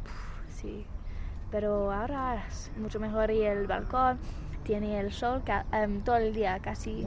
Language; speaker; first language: Spanish; non-native, fluent; English